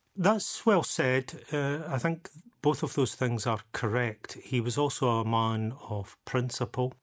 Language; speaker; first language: English; native; English